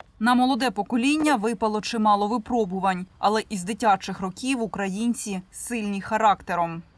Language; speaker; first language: Ukrainian; native; Ukrainian